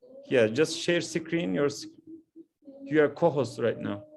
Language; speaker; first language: English; non-native, learner; Turkish